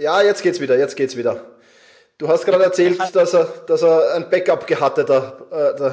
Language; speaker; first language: German; native; German